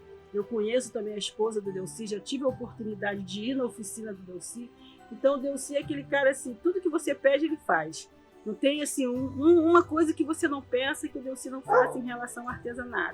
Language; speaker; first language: Portuguese; native; Portuguese